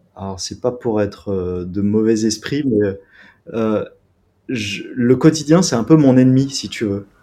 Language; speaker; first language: French; native; French